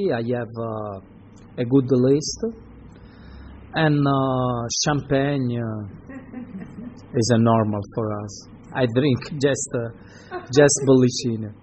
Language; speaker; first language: English; non-native, learner; Italian